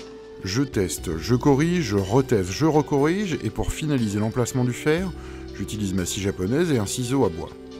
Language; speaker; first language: French; native; French